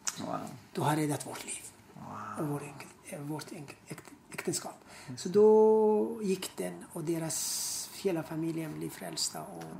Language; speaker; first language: Swedish; non-native, fluent; Persian